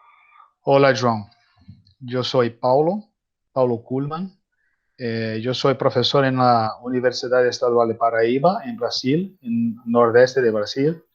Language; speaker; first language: Spanish; non-native, learner; Portuguese